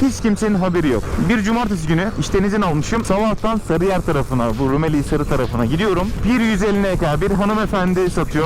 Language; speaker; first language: Turkish; native; Turkish